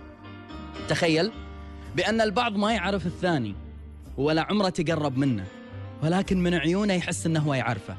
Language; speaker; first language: Arabic; native; Arabic